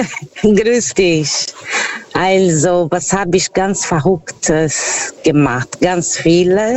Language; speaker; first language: German; non-native, fluent; Portuguese